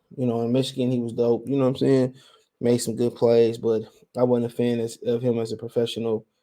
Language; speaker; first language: English; native; English